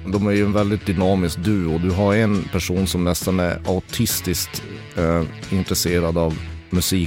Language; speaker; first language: Swedish; native; Swedish